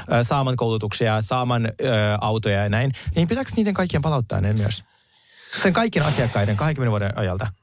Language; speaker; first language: Finnish; early bilingual, other home language; Russian